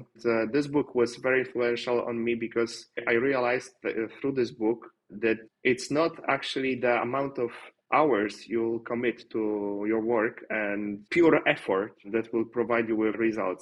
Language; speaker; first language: English; non-native, fluent; Polish